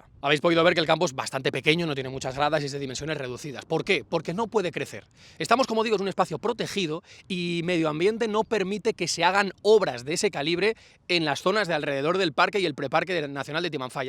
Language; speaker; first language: Spanish; native; Spanish